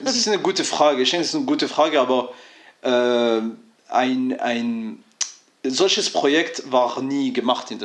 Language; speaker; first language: German; non-native, fluent; French